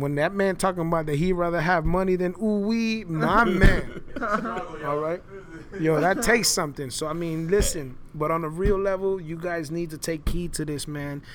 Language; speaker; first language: English; early bilingual, other home language; Spanish